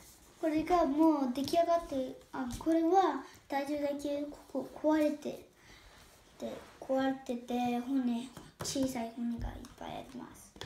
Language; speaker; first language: Japanese; early bilingual, heritage; Japanese